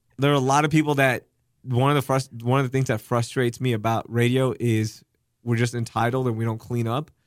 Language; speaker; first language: English; early bilingual, other home language; Urdu